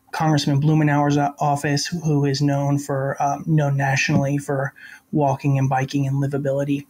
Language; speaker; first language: English; native; English